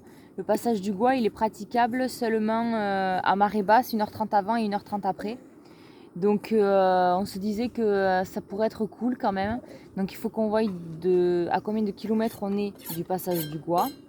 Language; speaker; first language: French; native; French